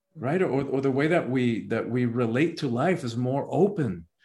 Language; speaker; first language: English; early bilingual, other home language; Spanish